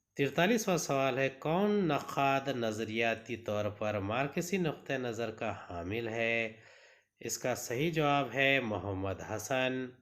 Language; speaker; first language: Urdu; native; Urdu